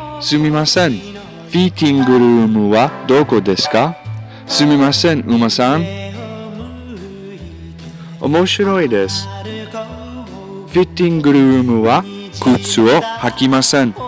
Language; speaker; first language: Japanese; non-native, learner; English